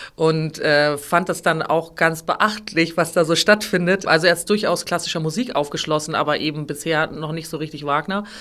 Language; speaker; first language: German; native; German